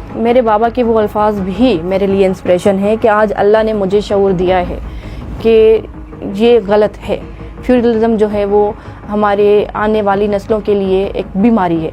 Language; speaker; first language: Urdu; non-native, local second language; Sindhi